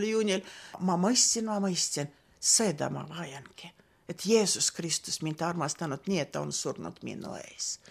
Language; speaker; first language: Estonian; non-native, local second language; Russian